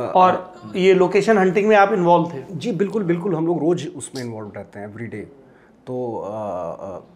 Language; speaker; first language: Hindi; native; Hindi